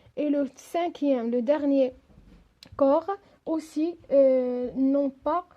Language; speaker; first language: French; non-native, local second language; Arabic